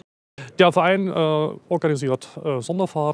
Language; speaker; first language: German; native; German